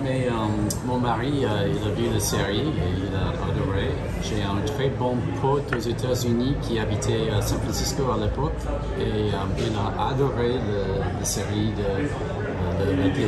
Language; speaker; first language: French; non-native, fluent; English